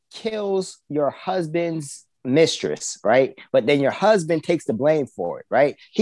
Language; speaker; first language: English; native; English